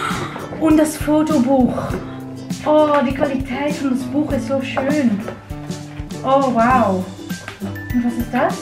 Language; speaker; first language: German; non-native, fluent; Dutch